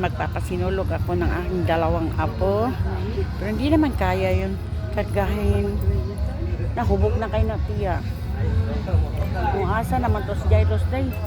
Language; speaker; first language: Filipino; non-native, local second language; Cebuano